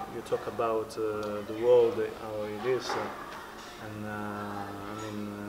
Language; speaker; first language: English; non-native, fluent; Italian